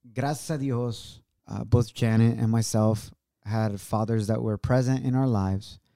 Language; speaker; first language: English; early bilingual, other home language; Spanish